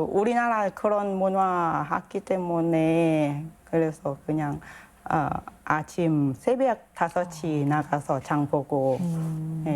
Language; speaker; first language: Korean; non-native, learner; Thai